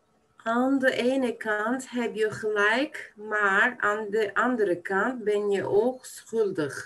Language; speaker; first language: Dutch; non-native, learner; Turkish